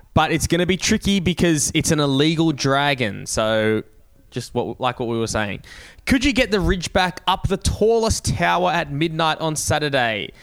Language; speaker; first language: English; native; English